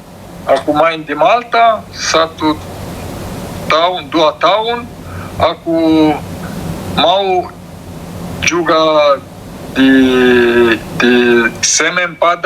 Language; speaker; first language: Indonesian; non-native, learner; Romanian